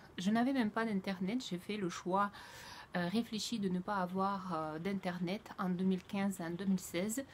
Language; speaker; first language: French; non-native, fluent; Russian